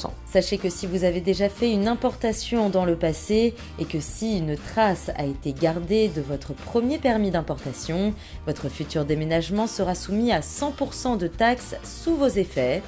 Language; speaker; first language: French; native; French